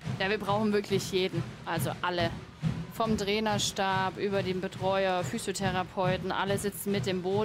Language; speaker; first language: German; native; German